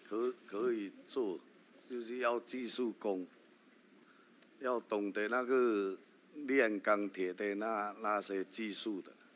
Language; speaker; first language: Chinese; early bilingual, heritage; Chinese